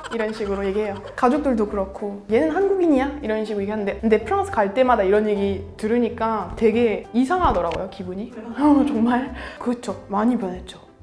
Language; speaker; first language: Korean; non-native, fluent; French